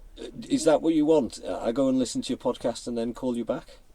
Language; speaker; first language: English; native; English